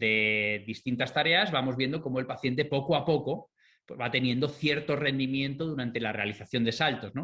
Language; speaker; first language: Spanish; native; Spanish